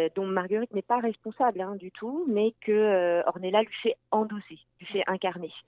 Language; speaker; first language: French; native; French